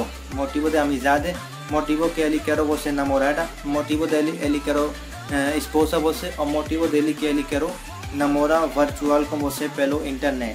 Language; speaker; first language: Portuguese; non-native, learner; Hindi